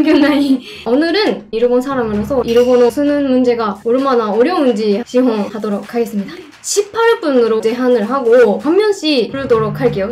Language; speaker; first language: Korean; non-native, fluent; Japanese